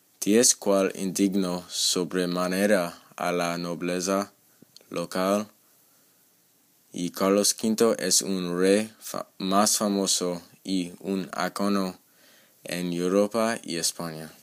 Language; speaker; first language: Spanish; non-native, learner; English